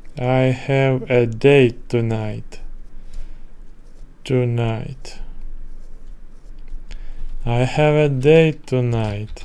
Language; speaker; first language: English; non-native, learner; Russian